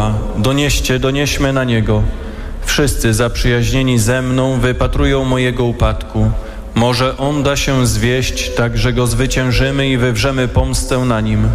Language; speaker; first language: Polish; native; Polish